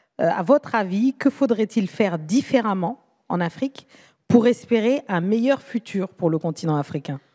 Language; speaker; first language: French; native; French